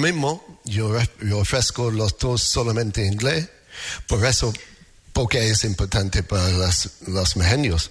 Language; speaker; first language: Spanish; non-native, fluent; English